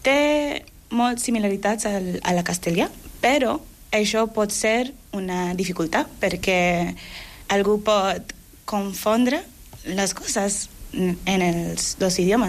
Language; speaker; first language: Catalan; non-native, learner; Papiamento